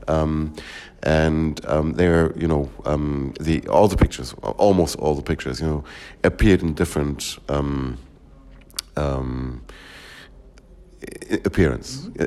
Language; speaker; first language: English; non-native, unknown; German